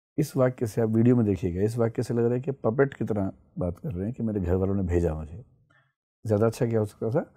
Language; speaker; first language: Hindi; native; Hindi